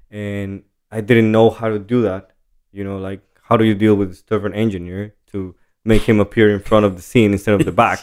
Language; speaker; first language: English; non-native, fluent; Spanish